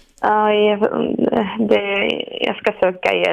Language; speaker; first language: Swedish; non-native, fluent; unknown